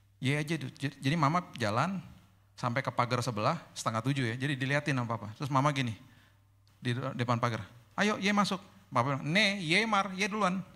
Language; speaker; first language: Indonesian; native; Indonesian